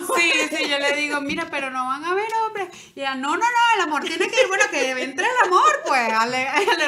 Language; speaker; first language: Spanish; native; Spanish